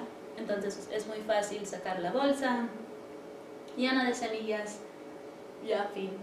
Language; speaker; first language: Spanish; early bilingual, heritage; English